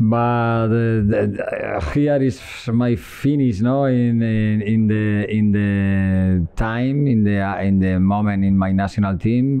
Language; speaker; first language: English; non-native, learner; Spanish